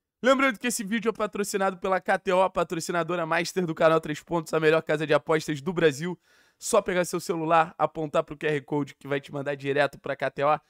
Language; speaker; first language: Portuguese; native; Portuguese